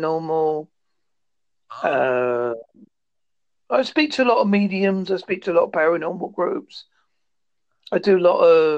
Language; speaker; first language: English; native; English